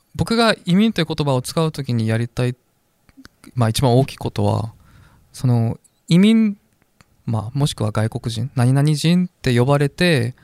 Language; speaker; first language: Japanese; non-native, fluent; Korean